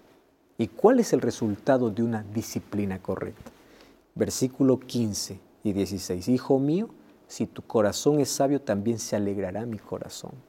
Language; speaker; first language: Spanish; native; Spanish